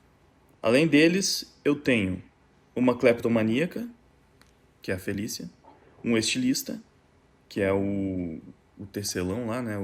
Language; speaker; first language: Portuguese; native; Portuguese